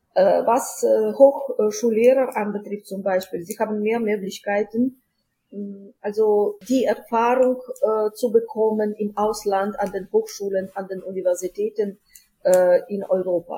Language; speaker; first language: German; non-native, fluent; Ukrainian